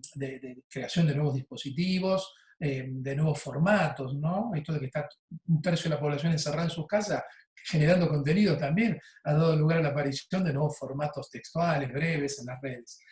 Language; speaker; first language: Spanish; native; Spanish